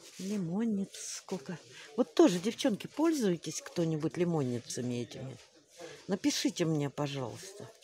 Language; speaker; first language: Russian; native; Russian